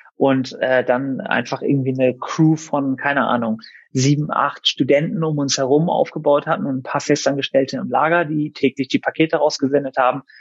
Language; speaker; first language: German; native; German